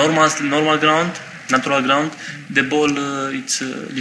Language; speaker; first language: English; non-native, learner; Romanian